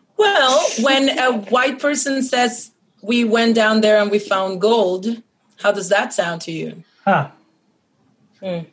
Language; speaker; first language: English; non-native, fluent; Spanish